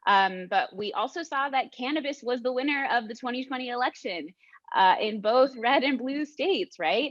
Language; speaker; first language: English; native; English